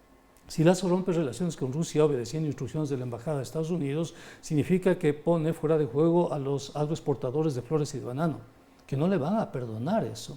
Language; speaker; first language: Spanish; native; Spanish